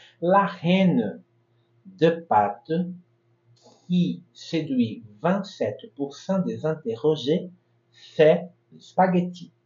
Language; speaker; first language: French; non-native, fluent; Portuguese